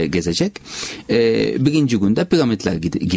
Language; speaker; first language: Turkish; non-native, learner; Arabic